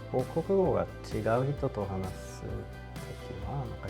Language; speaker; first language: Japanese; non-native, fluent; Swedish